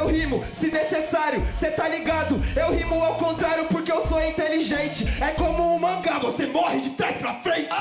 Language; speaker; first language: Portuguese; native; Portuguese